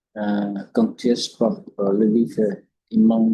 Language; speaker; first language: French; non-native, fluent; Vietnamese